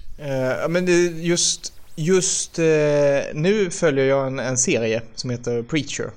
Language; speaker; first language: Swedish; native; Swedish